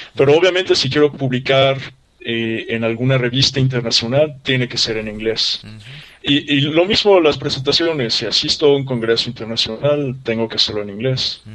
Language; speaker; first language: Spanish; native; Spanish